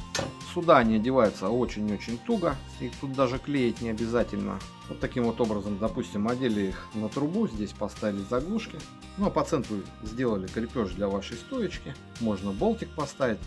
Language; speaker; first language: Russian; native; Russian